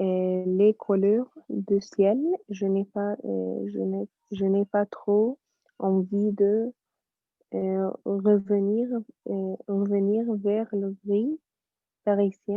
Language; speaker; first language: French; non-native, learner; Arabic